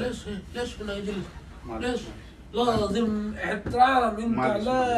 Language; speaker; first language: Arabic; non-native, learner; Oromo